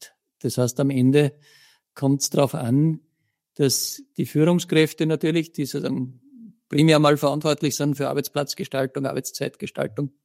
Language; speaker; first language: German; native; German